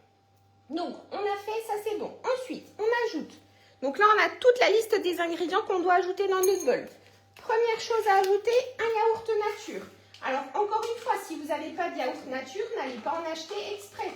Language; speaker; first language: French; native; French